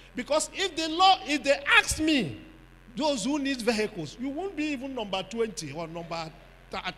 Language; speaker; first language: English; non-native, local second language; Igbo